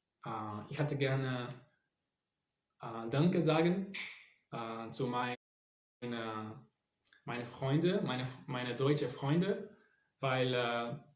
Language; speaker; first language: German; non-native, learner; Portuguese